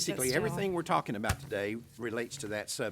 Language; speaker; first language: English; native; English